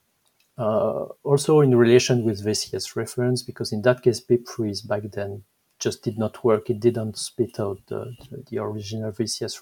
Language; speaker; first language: English; non-native, fluent; French